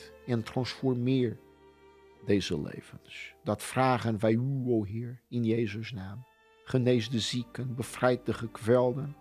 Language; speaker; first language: Dutch; non-native, fluent; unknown